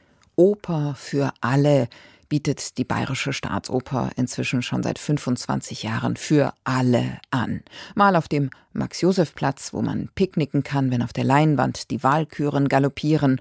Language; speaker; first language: German; native; German